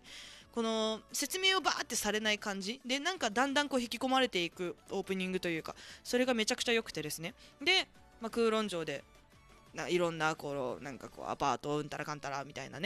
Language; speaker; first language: Japanese; native; Japanese